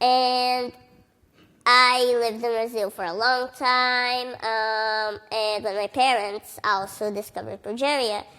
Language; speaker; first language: English; early bilingual, other home language; Portuguese